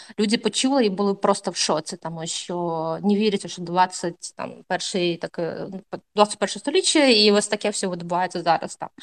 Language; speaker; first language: Ukrainian; non-native, fluent; Russian